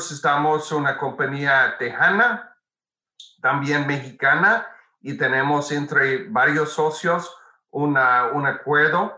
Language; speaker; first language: Spanish; non-native, fluent; English